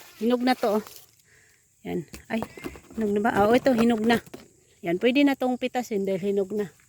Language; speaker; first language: Filipino; native; Filipino